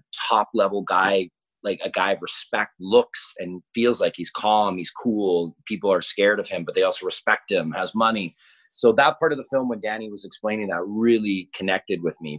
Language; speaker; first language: English; native; English